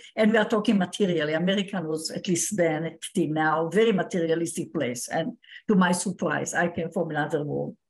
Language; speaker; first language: English; non-native, fluent; Hebrew